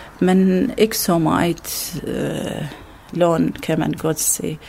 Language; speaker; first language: Danish; non-native, learner; Arabic